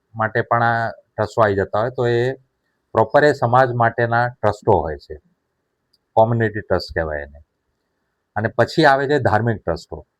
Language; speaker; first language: Gujarati; non-native, local second language; Sindhi